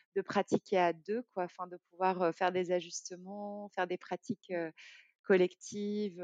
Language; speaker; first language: French; native; French